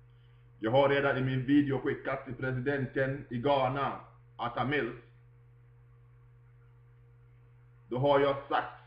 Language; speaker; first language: Swedish; non-native, fluent; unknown